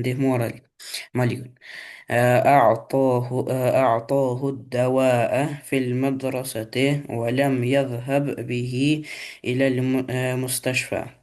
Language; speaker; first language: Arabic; non-native, learner; Albanian